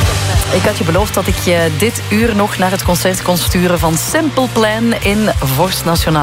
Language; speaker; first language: Dutch; native; Dutch